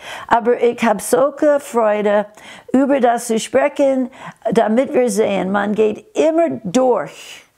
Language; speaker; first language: German; non-native, fluent; English